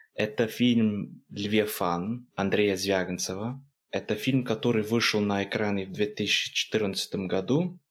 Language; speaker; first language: Russian; non-native, fluent; English